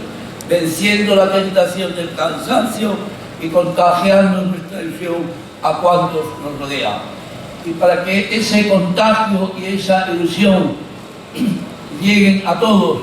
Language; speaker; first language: Spanish; native; Spanish